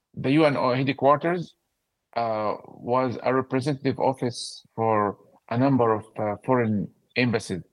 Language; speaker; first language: English; non-native, fluent; Arabic